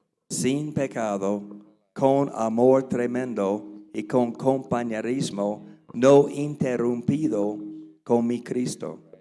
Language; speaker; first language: Spanish; non-native, learner; English